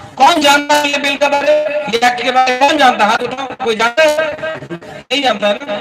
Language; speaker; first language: Hindi; non-native, local second language; Kok Borok